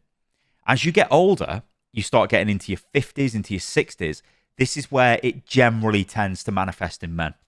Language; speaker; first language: English; native; English